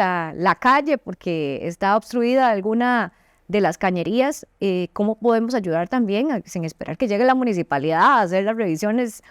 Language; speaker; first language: Spanish; native; Spanish